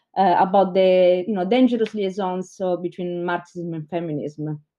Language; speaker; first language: English; non-native, fluent; Italian